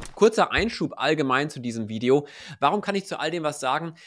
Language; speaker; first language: German; native; German